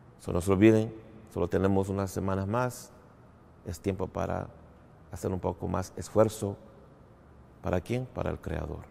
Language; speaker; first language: Spanish; early bilingual, heritage; English